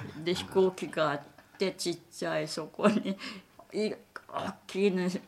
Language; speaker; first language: Japanese; native; Japanese